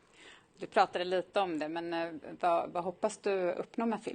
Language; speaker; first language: Swedish; native; Swedish